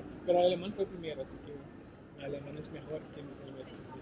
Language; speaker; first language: Spanish; non-native, fluent; Portuguese